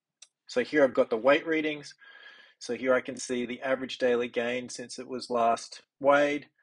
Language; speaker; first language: English; native; English